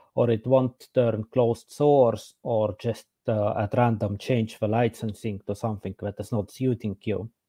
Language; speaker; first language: English; non-native, fluent; Estonian